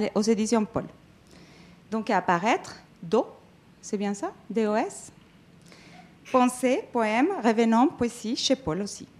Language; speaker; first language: French; non-native, fluent; Spanish